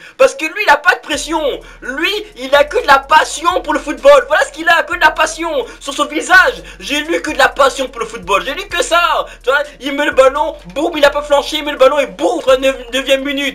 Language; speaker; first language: French; native; French